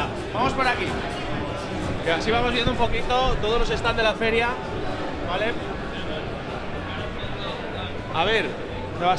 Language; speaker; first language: Spanish; native; Spanish